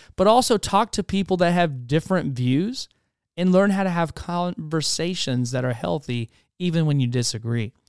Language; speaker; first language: English; native; English